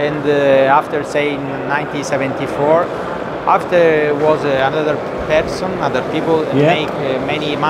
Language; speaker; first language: English; non-native, learner; Italian